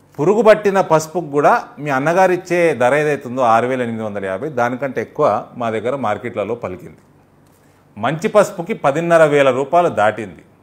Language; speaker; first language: Telugu; native; Telugu